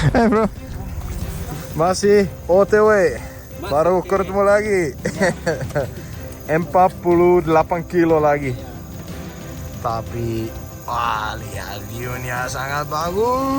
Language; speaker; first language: Indonesian; non-native, learner; English